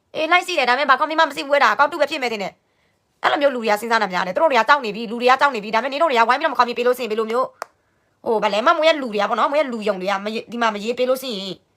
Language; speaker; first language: Burmese; non-native, local second language; S'gaw Karen